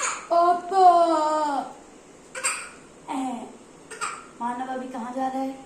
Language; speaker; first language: Hindi; native; Hindi